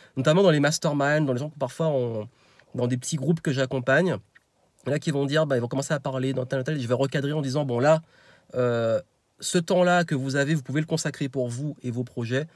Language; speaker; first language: French; native; French